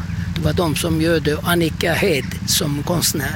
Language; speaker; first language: Swedish; non-native, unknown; Turkish